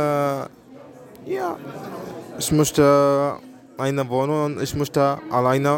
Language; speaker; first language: German; non-native, learner; Arabic